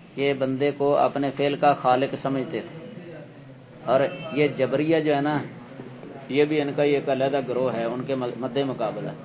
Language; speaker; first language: Urdu; non-native, local second language; Punjabi